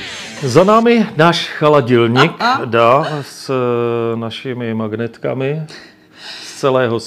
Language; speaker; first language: Russian; non-native, learner; Czech